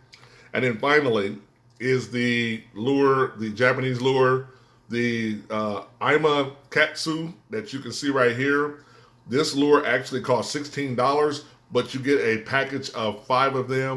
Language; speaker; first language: English; native; English